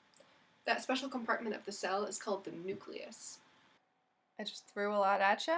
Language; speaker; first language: English; native; English